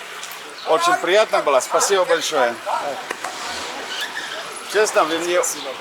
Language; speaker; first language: Russian; non-native, learner; English